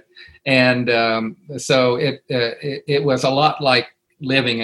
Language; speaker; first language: English; native; English